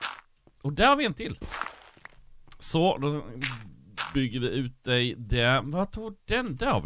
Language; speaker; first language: Swedish; native; Swedish